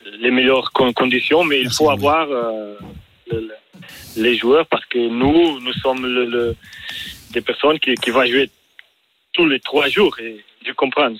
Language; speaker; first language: French; non-native, learner; Portuguese